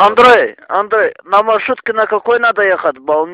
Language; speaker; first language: Russian; non-native, local second language; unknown